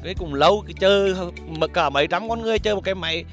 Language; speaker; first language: Vietnamese; native; Vietnamese